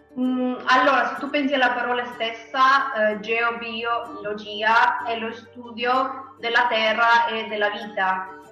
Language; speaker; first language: Italian; non-native, fluent; Spanish